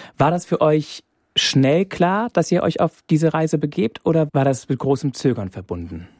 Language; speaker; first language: German; native; German